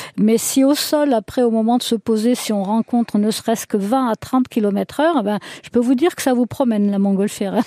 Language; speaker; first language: French; early bilingual, other home language; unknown